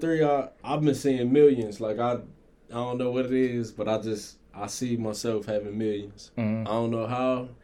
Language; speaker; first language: English; native; English